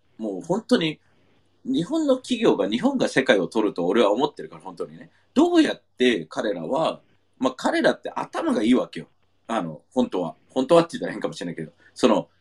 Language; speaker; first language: Japanese; non-native, fluent; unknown